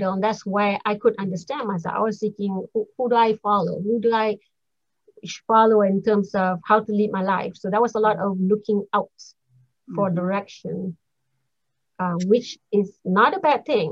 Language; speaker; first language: English; non-native, local second language; Malay